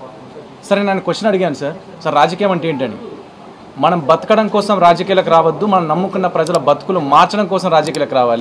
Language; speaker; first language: Telugu; native; Telugu